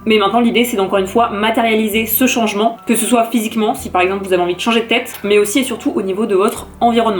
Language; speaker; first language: French; native; French